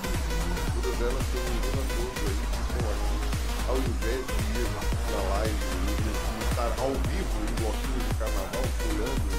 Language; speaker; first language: Portuguese; native; Portuguese